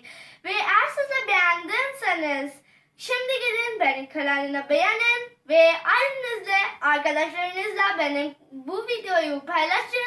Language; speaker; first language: Turkish; non-native, learner; Urdu